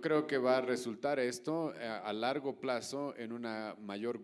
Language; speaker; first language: Spanish; native; Spanish